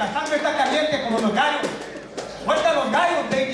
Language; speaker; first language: Spanish; early bilingual, other home language; English